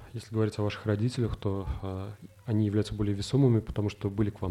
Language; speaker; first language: Russian; native; Russian